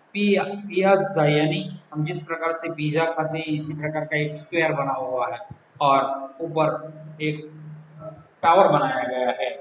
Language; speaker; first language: Hindi; non-native, local second language; Gujarati